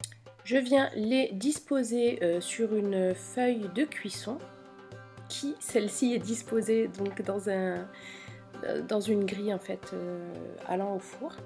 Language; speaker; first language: French; native; French